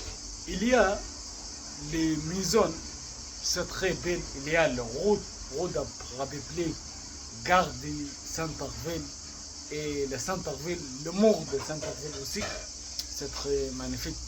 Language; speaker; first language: French; non-native, learner; Arabic